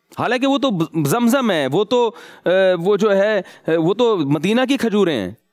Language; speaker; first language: Urdu; native; Urdu